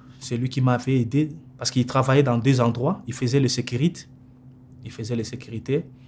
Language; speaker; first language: French; non-native, local second language; Lingala